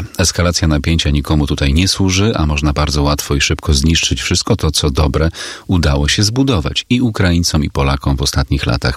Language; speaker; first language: Polish; native; Polish